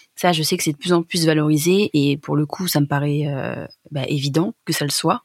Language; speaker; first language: French; native; French